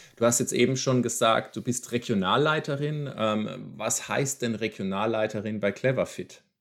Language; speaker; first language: German; native; German